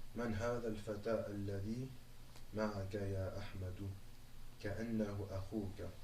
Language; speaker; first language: Arabic; non-native, learner; French